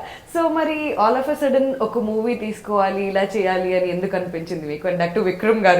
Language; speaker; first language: Telugu; native; Telugu